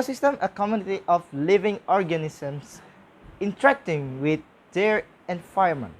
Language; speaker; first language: English; non-native, learner; Indonesian